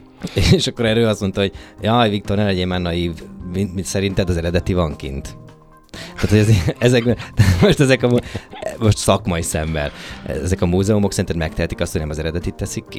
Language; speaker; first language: Hungarian; native; Hungarian